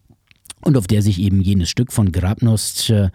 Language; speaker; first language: German; native; German